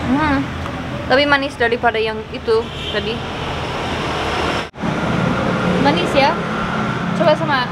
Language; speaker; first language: Indonesian; non-native, learner; English